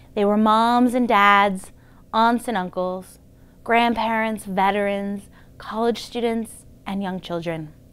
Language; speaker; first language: English; native; English